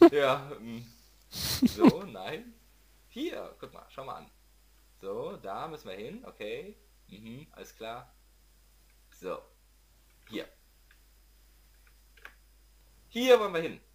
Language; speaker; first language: German; native; German